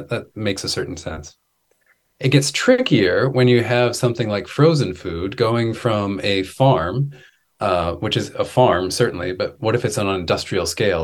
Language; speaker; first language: English; native; English